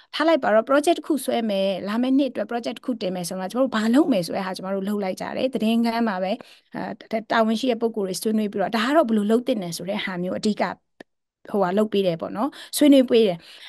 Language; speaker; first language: Burmese; non-native, local second language; Kachin